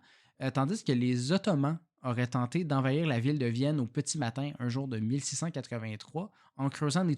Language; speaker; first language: French; native; French